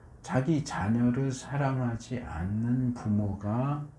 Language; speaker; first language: Korean; native; Korean